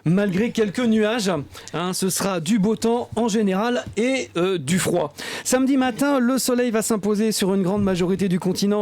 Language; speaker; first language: French; native; French